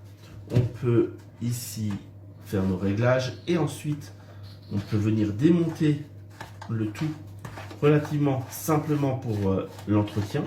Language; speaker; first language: French; native; French